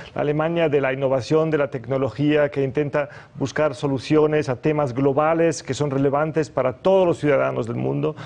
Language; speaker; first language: Spanish; early bilingual, other home language; German